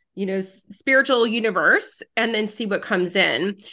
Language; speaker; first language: English; early bilingual, other home language; French